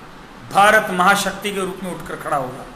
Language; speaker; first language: Hindi; native; Hindi